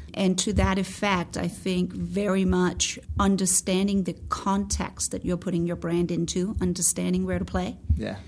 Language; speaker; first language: English; non-native, fluent; Danish